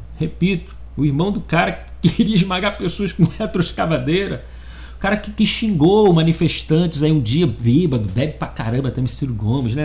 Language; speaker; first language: Portuguese; native; Portuguese